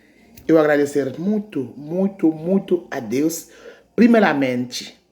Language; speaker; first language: Portuguese; non-native, learner; Haitian Creole